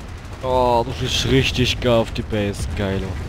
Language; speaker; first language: German; native; German